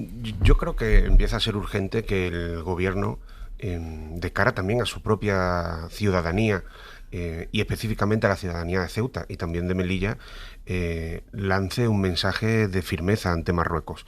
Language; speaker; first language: Spanish; native; Spanish